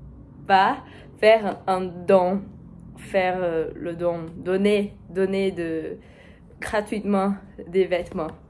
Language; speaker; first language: French; non-native, learner; Portuguese